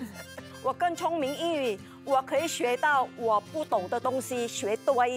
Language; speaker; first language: Chinese; non-native, fluent; Thai